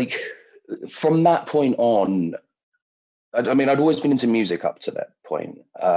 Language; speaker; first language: English; native; English